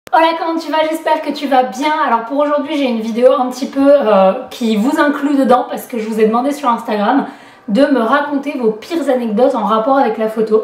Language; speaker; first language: French; native; French